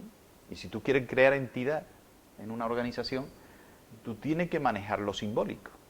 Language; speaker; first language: Spanish; native; Spanish